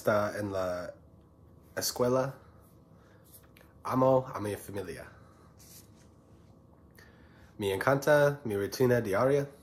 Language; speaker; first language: Spanish; non-native, learner; English